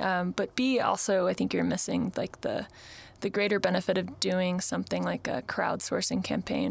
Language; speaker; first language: English; native; English